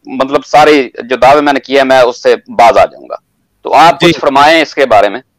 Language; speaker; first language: Urdu; non-native, local second language; Punjabi